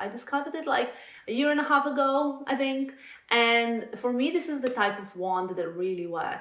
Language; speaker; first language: English; non-native, fluent; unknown